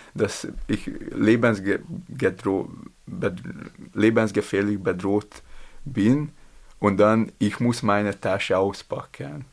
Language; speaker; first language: German; non-native, learner; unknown